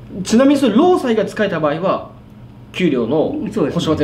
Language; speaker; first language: Japanese; native; Japanese